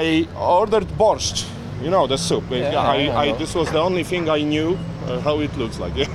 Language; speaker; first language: English; non-native, fluent; Polish